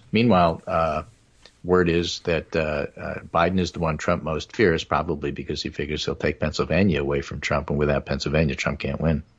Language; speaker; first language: English; native; English